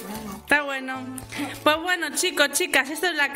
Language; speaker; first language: Spanish; native; Spanish